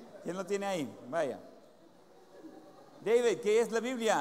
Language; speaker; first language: Spanish; non-native, fluent; English